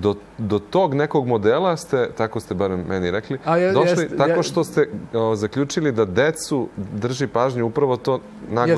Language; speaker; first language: Croatian; native; Croatian